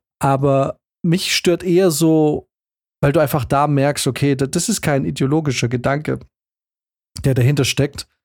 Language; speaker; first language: German; early bilingual, other home language; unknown